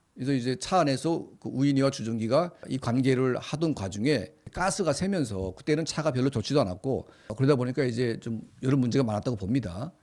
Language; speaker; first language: Korean; native; Korean